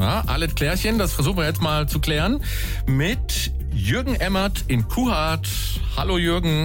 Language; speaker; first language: German; native; German